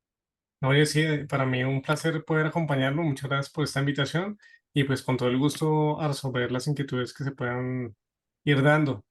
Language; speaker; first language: Spanish; native; Spanish